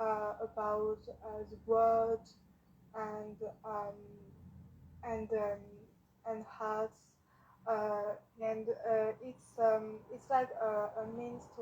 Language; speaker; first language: English; non-native, learner; French